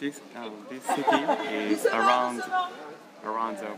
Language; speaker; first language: English; non-native, learner; Japanese